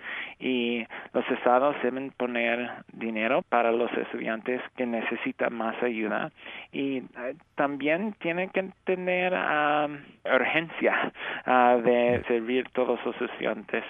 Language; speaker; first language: Spanish; early bilingual, heritage; English